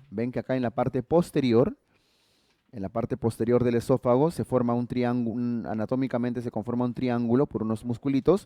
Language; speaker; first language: Spanish; native; Spanish